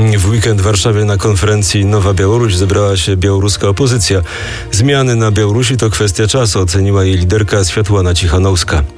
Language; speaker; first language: Polish; native; Polish